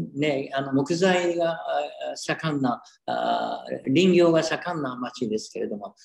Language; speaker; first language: Japanese; native; Japanese